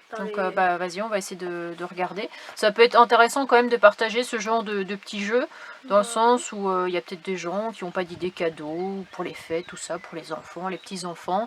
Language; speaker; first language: French; native; French